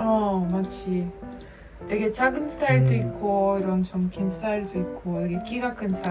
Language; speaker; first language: Korean; non-native, learner; Ukrainian